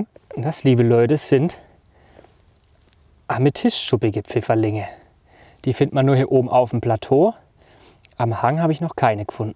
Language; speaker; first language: German; native; German